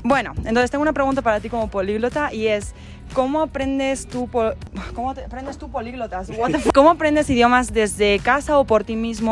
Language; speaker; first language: Spanish; native; Spanish